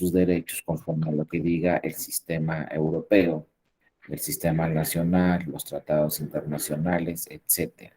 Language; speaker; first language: Spanish; native; Spanish